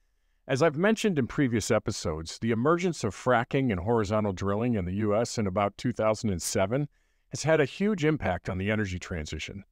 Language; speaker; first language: English; native; English